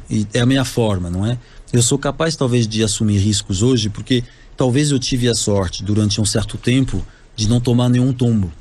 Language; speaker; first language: Portuguese; non-native, fluent; French